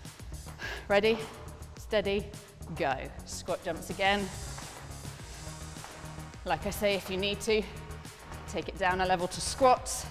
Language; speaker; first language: English; native; English